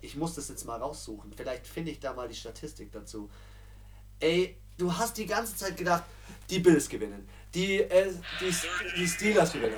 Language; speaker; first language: German; native; German